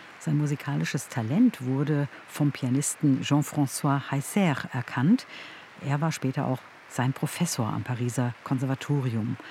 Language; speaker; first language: German; native; German